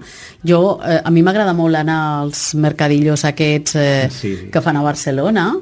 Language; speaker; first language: Catalan; native; Catalan